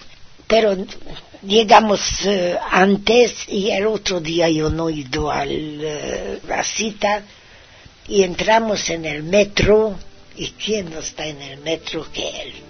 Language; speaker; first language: Spanish; non-native, fluent; Hungarian